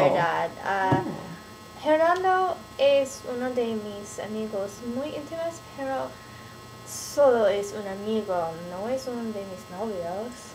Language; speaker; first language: Spanish; non-native, learner; English